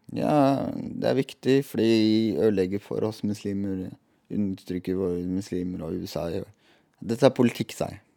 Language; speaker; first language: Norwegian; native; Norwegian